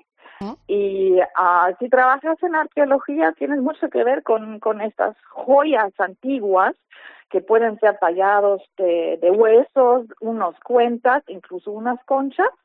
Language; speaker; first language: Spanish; non-native, fluent; German